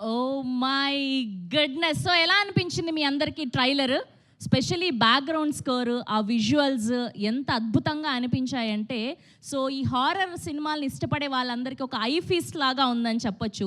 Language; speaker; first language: Telugu; native; Telugu